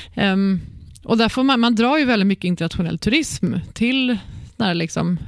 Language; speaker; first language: Swedish; native; Swedish